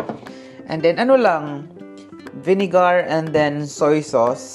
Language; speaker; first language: Filipino; native; Filipino